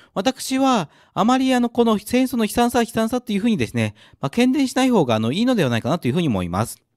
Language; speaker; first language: Japanese; native; Japanese